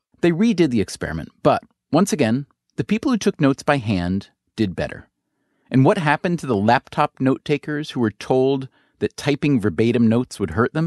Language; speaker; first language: English; native; English